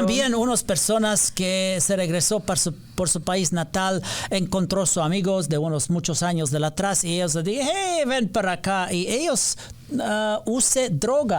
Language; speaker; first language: Spanish; non-native, learner; English